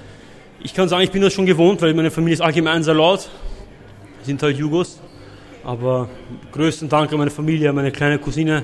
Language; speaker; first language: German; native; German